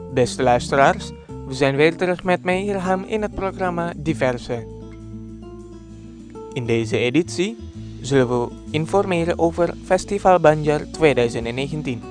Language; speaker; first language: Dutch; non-native, fluent; Indonesian